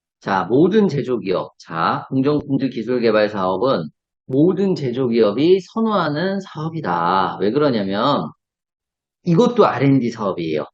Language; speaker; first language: Korean; native; Korean